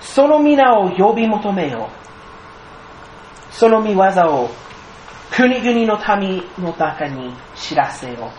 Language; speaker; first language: Japanese; non-native, fluent; English